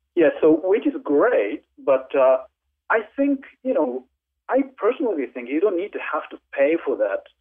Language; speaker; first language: English; non-native, fluent; Japanese